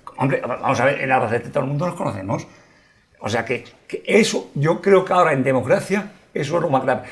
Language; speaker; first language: Spanish; native; Spanish